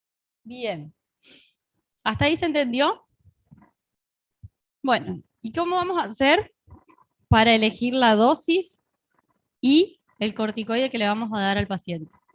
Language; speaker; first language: Spanish; native; Spanish